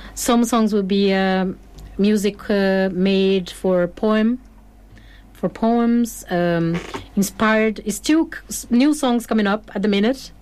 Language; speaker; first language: English; non-native, fluent; Portuguese